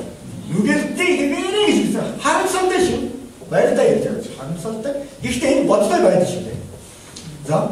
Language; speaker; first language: Mongolian; non-native, fluent; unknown